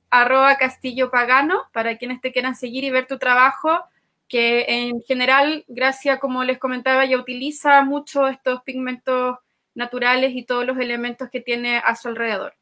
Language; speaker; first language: Spanish; native; Spanish